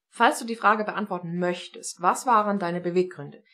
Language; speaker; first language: German; non-native, fluent; Estonian